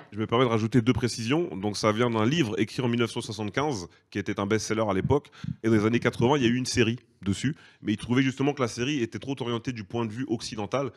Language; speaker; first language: French; native; French